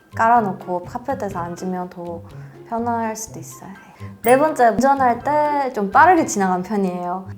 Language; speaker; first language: Korean; non-native, fluent; Persian